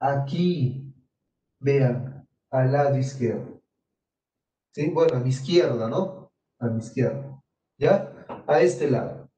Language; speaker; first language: Spanish; native; Spanish